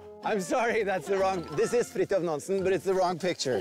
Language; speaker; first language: English; non-native, fluent; Norwegian